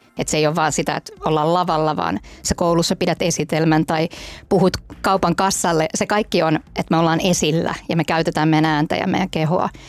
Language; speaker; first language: Finnish; native; Finnish